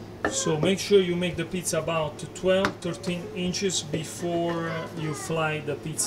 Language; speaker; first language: English; non-native, fluent; Italian